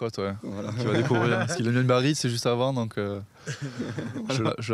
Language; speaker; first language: French; native; French